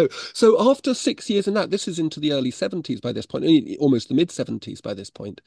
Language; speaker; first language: English; native; English